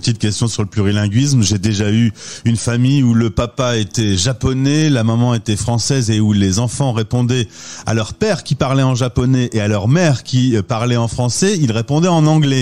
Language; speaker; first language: French; native; French